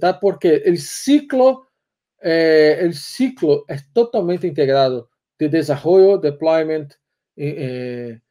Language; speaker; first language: Spanish; non-native, learner; Portuguese